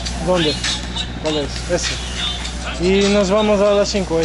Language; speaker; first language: Spanish; non-native, learner; Portuguese